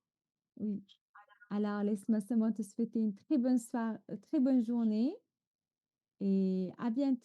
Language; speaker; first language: French; non-native, fluent; Chinese